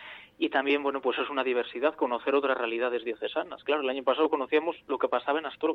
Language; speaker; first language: Spanish; native; Spanish